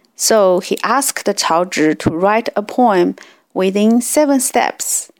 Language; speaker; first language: English; non-native, fluent; Chinese